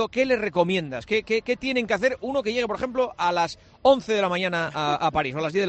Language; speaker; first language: Spanish; native; Spanish